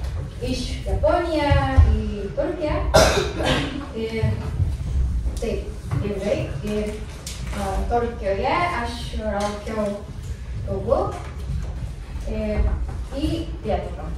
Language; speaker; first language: Lithuanian; non-native, learner; Japanese